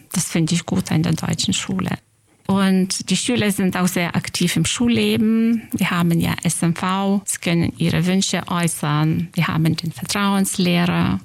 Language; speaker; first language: German; non-native, fluent; Lithuanian